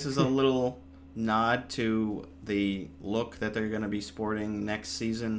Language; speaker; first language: English; native; English